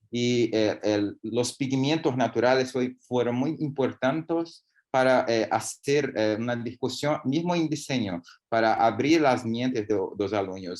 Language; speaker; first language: Spanish; non-native, learner; Portuguese